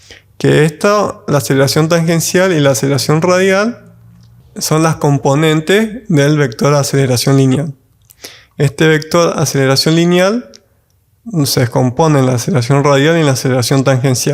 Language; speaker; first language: Spanish; native; Spanish